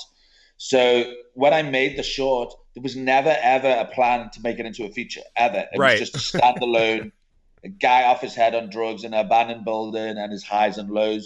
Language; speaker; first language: English; native; English